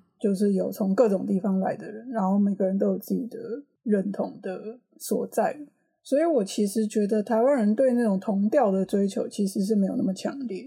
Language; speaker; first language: Chinese; native; Chinese